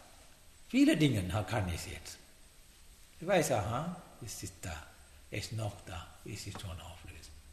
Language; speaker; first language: German; non-native, fluent; Sinhala